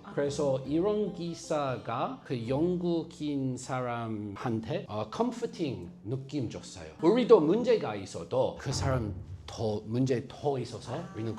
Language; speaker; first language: Korean; non-native, fluent; English